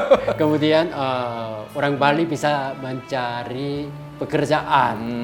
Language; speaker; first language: Indonesian; non-native, fluent; Korean